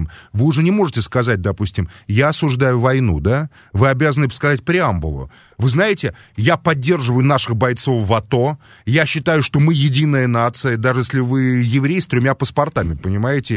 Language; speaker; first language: Russian; native; Russian